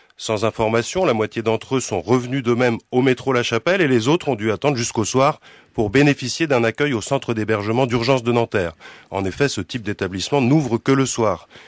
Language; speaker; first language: French; native; French